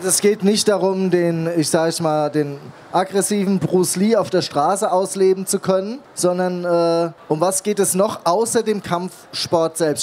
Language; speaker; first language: German; native; German